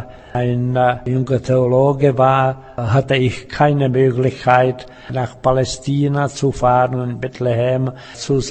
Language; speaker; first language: German; non-native, fluent; Czech